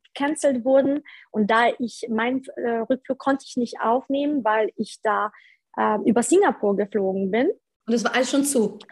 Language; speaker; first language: German; early bilingual, other home language; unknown